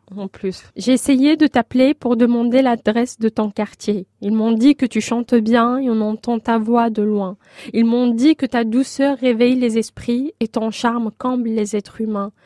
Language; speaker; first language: French; non-native, local second language; Arabic